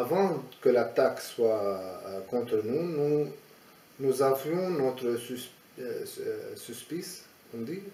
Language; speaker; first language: French; non-native, fluent; Aramaic